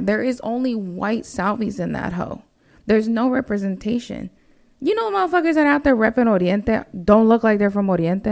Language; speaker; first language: English; early bilingual, other home language; Spanish